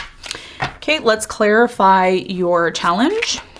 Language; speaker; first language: English; native; English